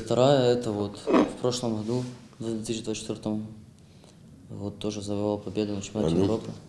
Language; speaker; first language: Russian; non-native, local second language; Ukrainian